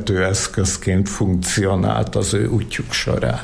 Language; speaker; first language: Hungarian; native; Hungarian